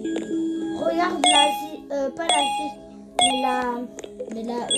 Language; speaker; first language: French; early bilingual, other home language; Portuguese